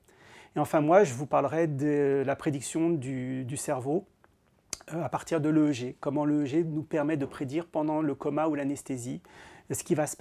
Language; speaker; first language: French; native; French